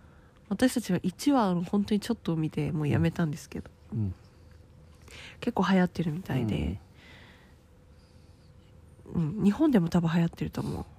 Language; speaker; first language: Japanese; native; Japanese